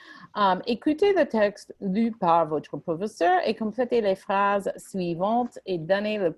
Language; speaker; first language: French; non-native, fluent; English